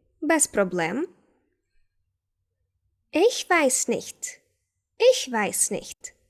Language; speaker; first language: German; non-native, fluent; Ukrainian